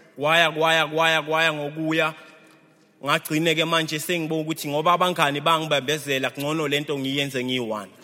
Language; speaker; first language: Zulu; native; Zulu